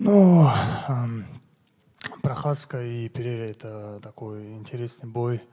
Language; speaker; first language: Russian; non-native, local second language; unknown